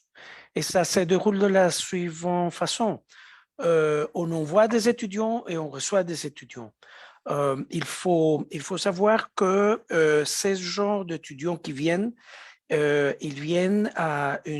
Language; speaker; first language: French; non-native, fluent; Spanish